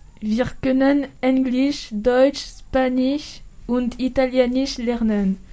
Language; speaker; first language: German; non-native, learner; French